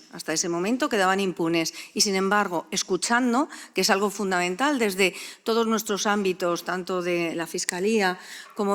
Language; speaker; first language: Spanish; native; Spanish